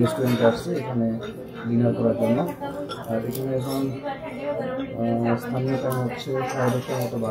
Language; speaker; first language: English; non-native, learner; Bangla